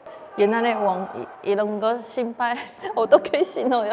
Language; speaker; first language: Korean; non-native, learner; Chinese